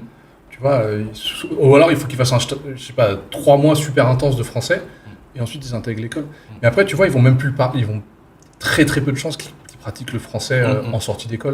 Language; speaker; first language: French; native; French